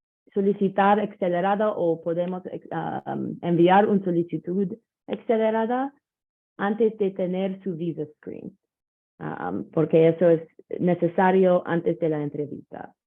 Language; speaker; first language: Spanish; non-native, learner; English